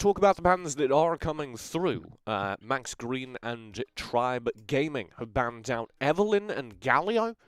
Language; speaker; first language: English; native; English